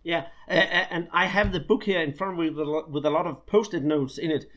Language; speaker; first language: English; non-native, fluent; Danish